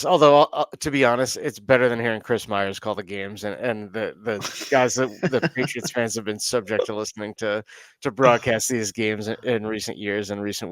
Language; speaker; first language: English; native; English